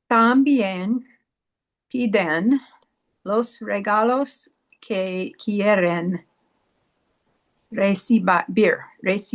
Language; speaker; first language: Spanish; non-native, learner; English